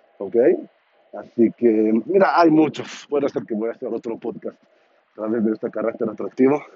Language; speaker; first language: Spanish; non-native, learner; Hebrew